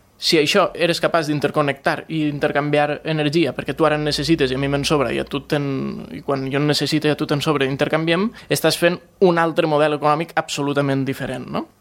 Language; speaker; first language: Catalan; native; Catalan